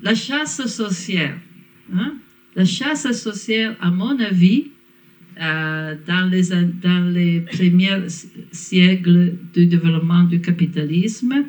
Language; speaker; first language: French; non-native, fluent; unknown